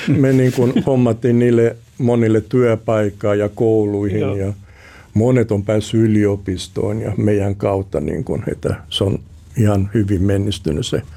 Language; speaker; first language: Finnish; early bilingual, heritage; Finnish